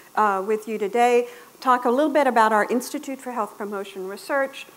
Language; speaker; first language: English; native; English